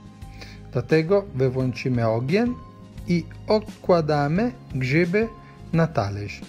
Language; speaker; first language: Polish; non-native, learner; Italian